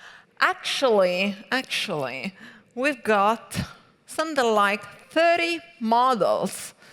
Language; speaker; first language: English; non-native, fluent; Italian